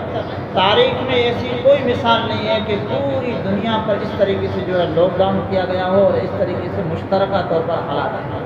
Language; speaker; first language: Urdu; native; Urdu